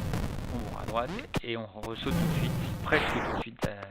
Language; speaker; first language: French; native; French